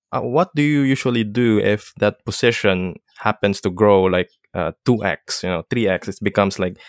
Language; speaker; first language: English; non-native, local second language; Filipino